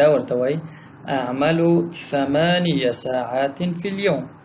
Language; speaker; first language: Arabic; non-native, fluent; Pashto